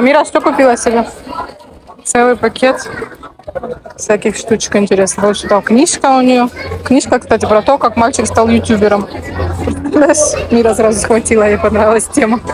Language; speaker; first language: Russian; native; Russian